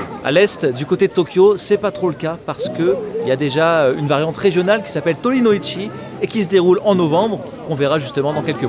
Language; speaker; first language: French; native; French